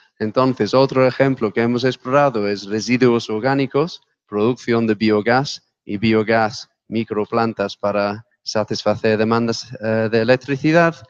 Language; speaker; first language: Spanish; non-native, fluent; English